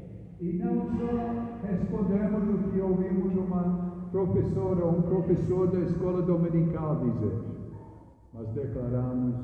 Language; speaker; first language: Portuguese; non-native, fluent; English